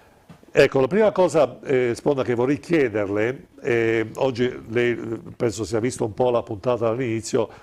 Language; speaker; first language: Italian; native; Italian